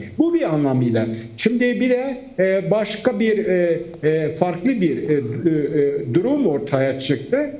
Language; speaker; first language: Turkish; non-native, local second language; Kurdish